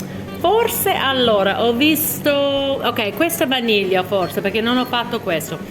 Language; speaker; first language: Italian; non-native, learner; English